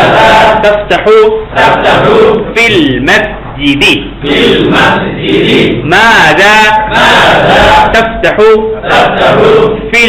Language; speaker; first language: Arabic; non-native, fluent; Bangla